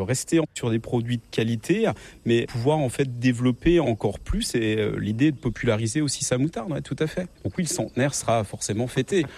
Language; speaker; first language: French; native; French